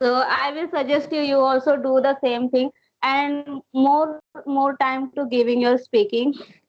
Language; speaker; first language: English; non-native, learner; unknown